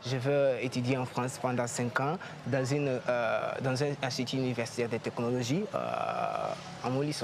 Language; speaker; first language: French; non-native, fluent; Portuguese